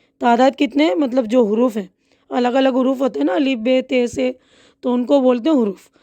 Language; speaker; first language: Hindi; native; Hindi